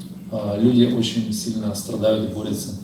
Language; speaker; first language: Russian; native; Russian